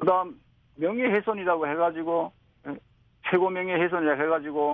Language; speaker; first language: Korean; native; Korean